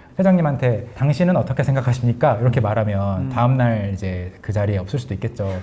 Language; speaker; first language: Korean; native; Korean